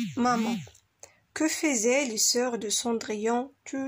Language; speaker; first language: French; non-native, local second language; Arabic